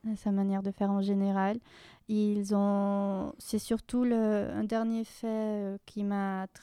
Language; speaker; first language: French; non-native, fluent; Spanish